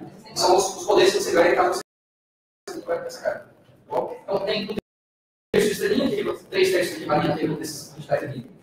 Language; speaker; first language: Portuguese; native; Portuguese